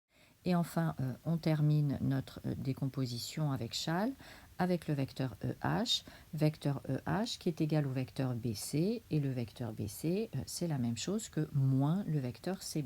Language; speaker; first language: French; native; French